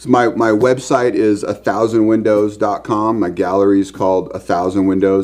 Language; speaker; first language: English; native; English